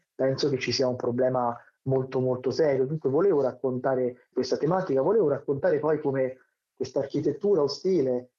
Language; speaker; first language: Italian; native; Italian